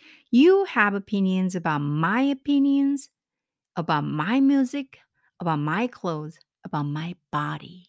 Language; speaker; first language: English; non-native, fluent; Korean